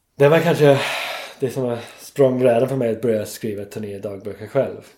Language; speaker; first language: Swedish; non-native, fluent; English